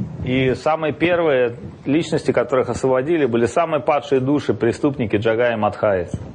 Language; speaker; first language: Russian; native; Russian